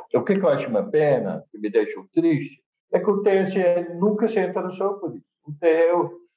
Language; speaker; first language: Portuguese; non-native, fluent; Dutch